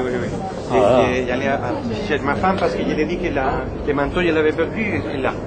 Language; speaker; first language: French; non-native, fluent; Spanish